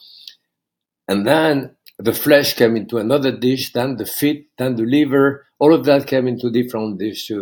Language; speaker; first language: English; non-native, fluent; French